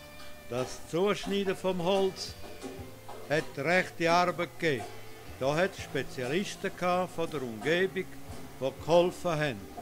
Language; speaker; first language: German; non-native, local second language; Romansh